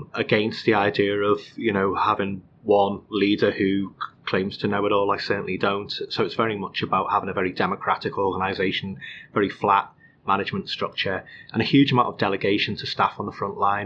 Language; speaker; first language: English; native; English